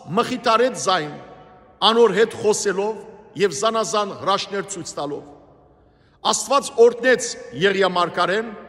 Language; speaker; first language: Armenian; native; Armenian